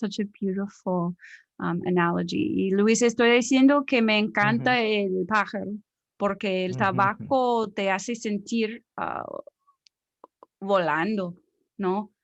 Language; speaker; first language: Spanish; non-native, fluent; English